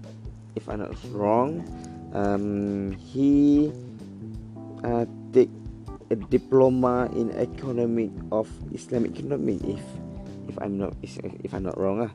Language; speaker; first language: English; non-native, learner; Malay